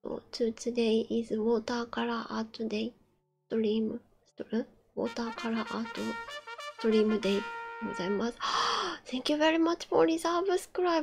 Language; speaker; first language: English; non-native, learner; Japanese